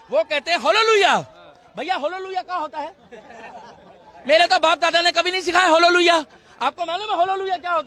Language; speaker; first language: Hindi; native; Hindi